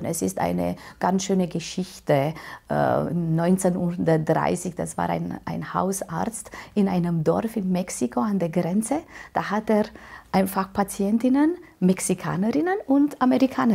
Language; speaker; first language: German; non-native, fluent; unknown